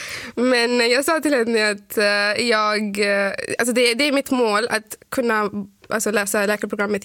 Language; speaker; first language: Swedish; non-native, fluent; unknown